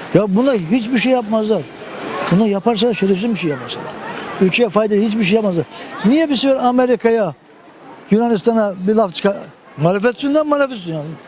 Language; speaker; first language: Turkish; native; Turkish